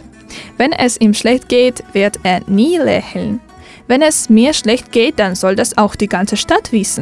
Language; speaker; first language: German; non-native, fluent; Russian